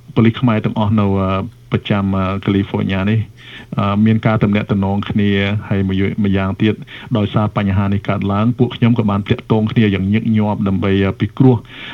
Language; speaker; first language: Khmer; early bilingual, other home language; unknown